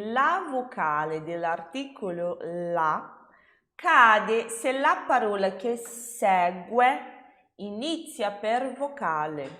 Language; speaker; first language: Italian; non-native, fluent; Portuguese